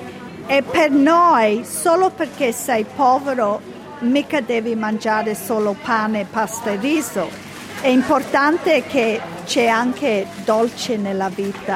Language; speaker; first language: Italian; early bilingual, heritage; Italian